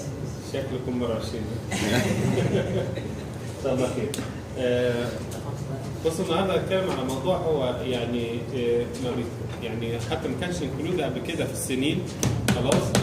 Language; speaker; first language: Arabic; native; Arabic